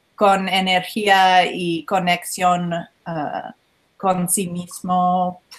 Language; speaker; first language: Spanish; non-native, learner; English